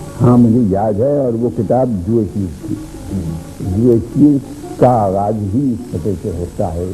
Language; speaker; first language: Urdu; native; Urdu